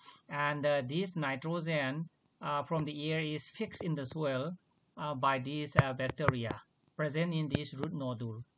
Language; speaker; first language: English; non-native, local second language; Manipuri